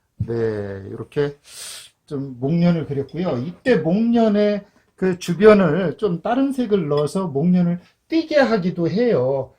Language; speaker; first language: Korean; native; Korean